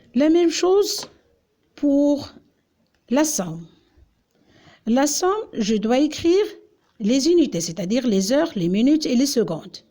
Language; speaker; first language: French; non-native, local second language; Arabic